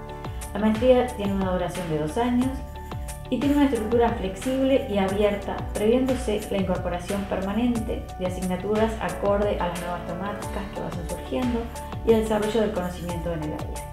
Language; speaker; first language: Spanish; native; Spanish